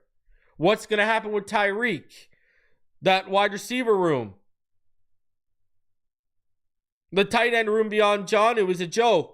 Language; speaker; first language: English; native; English